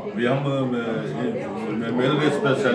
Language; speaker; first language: German; non-native, fluent; Punjabi